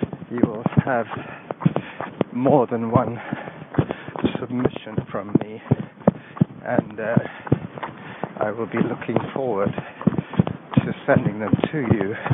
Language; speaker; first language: English; native; English